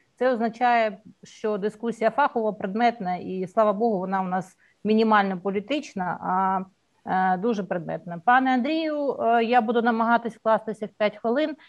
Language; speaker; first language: Ukrainian; native; Ukrainian